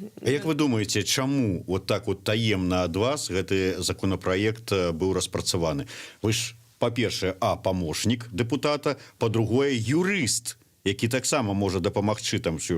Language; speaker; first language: Belarusian; non-native, local second language; Russian